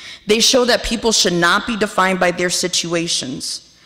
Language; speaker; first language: English; early bilingual, other home language; Spanish